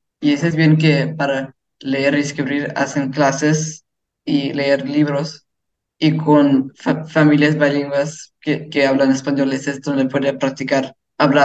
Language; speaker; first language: Spanish; early bilingual, heritage; English